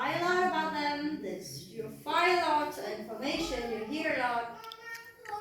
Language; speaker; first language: English; non-native, learner; Vietnamese